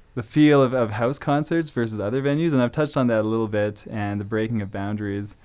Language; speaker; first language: English; native; English